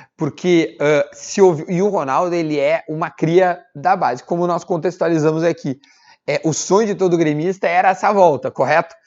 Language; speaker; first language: Portuguese; native; Portuguese